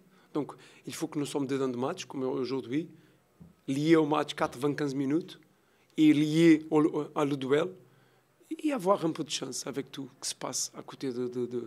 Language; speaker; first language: French; non-native, learner; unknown